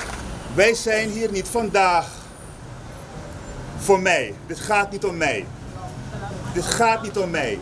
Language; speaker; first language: Dutch; native; Dutch